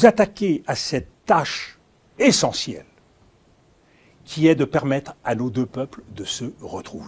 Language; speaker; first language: French; native; French